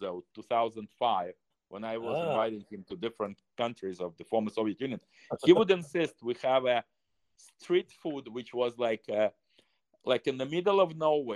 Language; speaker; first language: English; non-native, fluent; Russian